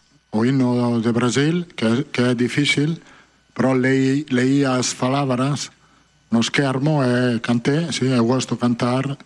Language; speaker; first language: Portuguese; non-native, fluent; Italian